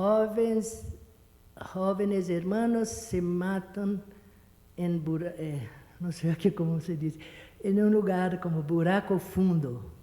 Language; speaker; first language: Spanish; non-native, fluent; Portuguese